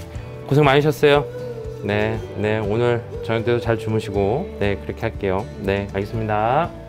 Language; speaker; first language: Korean; native; Korean